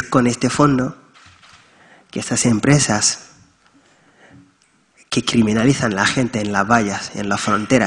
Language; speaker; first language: Spanish; non-native, fluent; Wolof